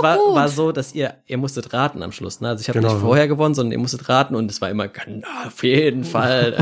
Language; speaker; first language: German; native; German